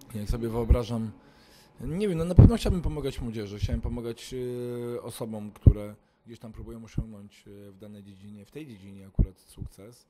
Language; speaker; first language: Polish; native; Polish